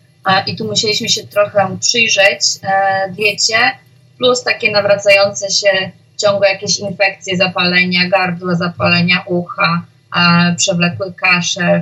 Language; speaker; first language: Polish; native; Polish